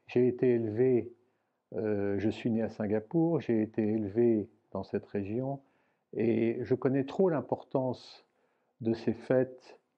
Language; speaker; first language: French; early bilingual, heritage; French